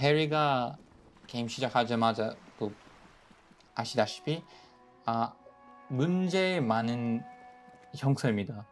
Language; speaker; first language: Korean; non-native, fluent; English